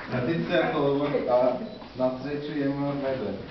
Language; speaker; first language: Russian; non-native, learner; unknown